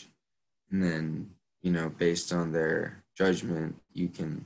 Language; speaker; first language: English; native; English